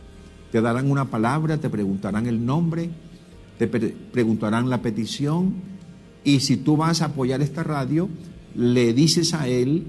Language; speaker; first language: Spanish; native; Spanish